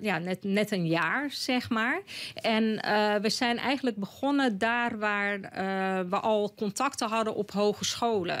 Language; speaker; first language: Dutch; native; Dutch